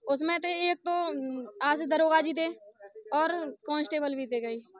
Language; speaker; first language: Hindi; native; Hindi